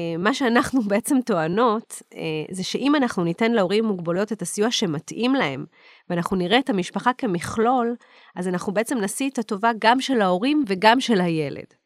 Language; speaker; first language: Hebrew; native; Hebrew